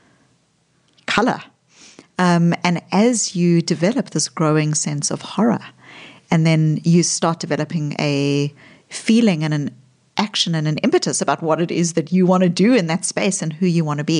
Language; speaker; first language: English; native; English